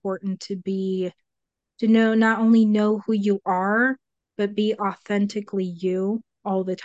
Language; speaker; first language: English; native; English